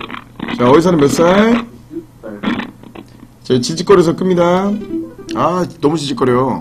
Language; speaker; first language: Korean; native; Korean